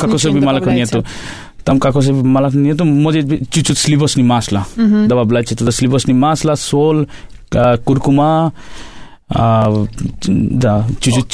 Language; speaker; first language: Russian; non-native, learner; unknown